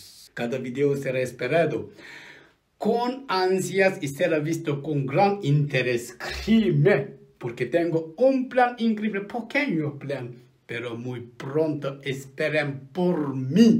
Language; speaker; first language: Spanish; non-native, learner; Turkish